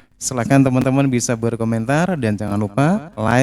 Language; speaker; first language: Indonesian; native; Indonesian